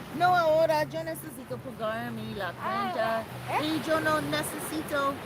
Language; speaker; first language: Spanish; non-native, learner; English